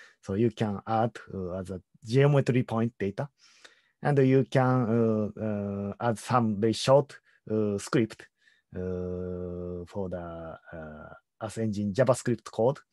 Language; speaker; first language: English; non-native, learner; Japanese